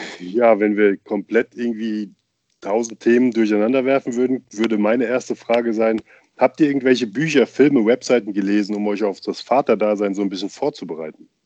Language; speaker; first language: German; native; German